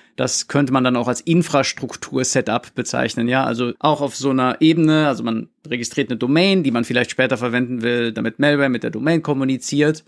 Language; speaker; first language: German; native; German